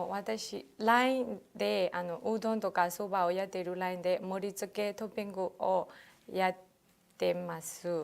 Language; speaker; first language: Japanese; non-native, learner; Burmese